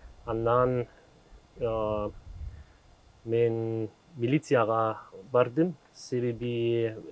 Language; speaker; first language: Kyrgyz; non-native, learner; German